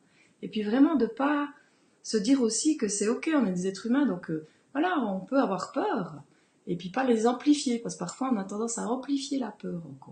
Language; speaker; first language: French; native; French